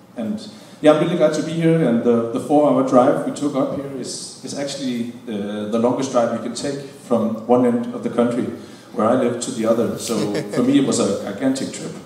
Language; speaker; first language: English; non-native, fluent; Danish